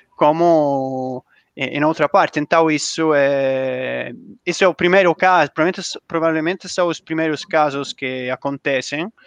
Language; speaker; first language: Portuguese; non-native, learner; Italian